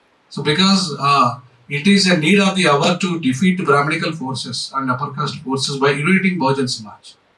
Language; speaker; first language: English; non-native, local second language; Telugu